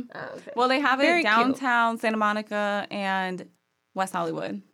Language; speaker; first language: English; native; English